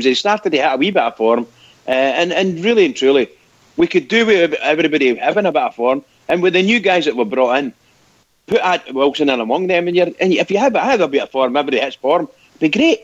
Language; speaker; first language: English; native; English